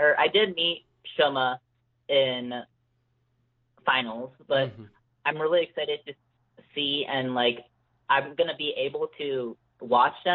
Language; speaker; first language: English; native; English